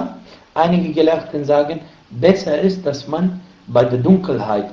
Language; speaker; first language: German; non-native, fluent; Arabic